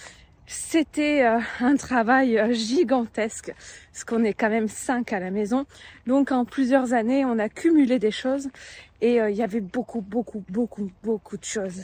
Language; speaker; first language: French; native; French